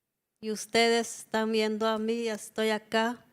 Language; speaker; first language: Spanish; non-native, local second language; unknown